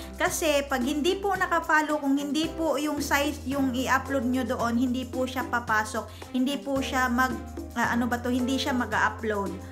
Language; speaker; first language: Filipino; native; Filipino